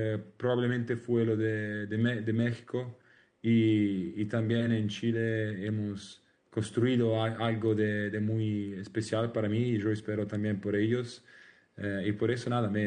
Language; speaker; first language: Spanish; non-native, learner; Italian